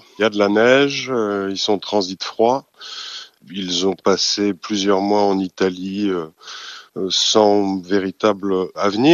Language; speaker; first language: French; native; French